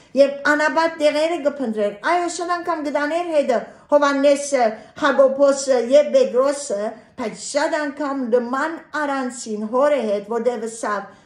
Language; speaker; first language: Armenian; early bilingual, heritage; Armenian